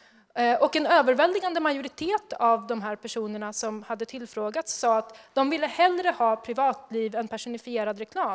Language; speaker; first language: Swedish; native; Swedish